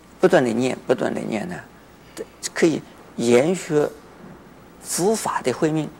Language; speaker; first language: Chinese; native; Chinese